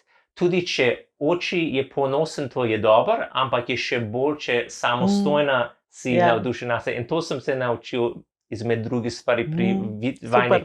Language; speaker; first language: Slovenian; non-native, learner; English